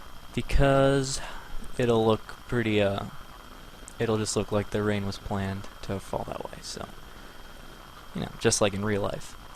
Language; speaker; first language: English; native; English